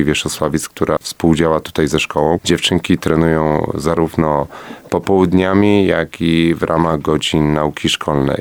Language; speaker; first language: Polish; native; Polish